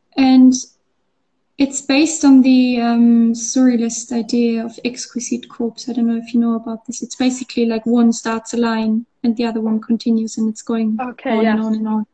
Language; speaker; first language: English; non-native, fluent; German